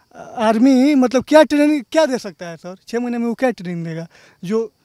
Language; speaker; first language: Hindi; native; Hindi